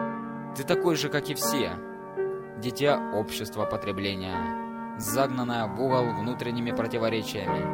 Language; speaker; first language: Russian; native; Russian